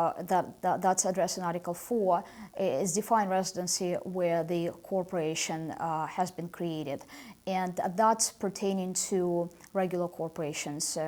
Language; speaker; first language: English; non-native, fluent; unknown